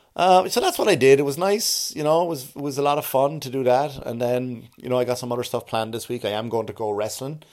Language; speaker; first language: English; native; English